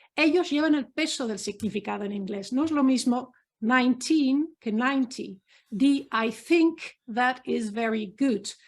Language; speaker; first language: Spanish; non-native, fluent; Dutch